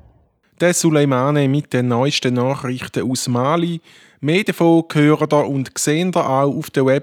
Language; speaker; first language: German; native; German